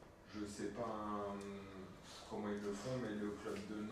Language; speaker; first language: French; native; French